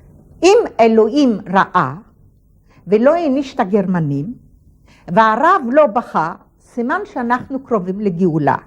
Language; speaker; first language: Hebrew; non-native, fluent; Polish